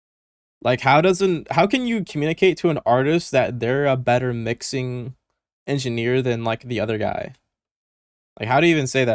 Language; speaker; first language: English; native; English